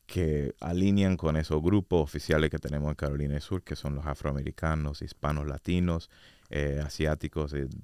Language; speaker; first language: Spanish; non-native, fluent; English